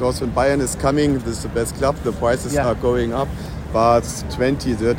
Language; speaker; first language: English; non-native, learner; German